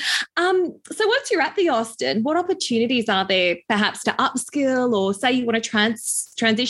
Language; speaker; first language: English; native; English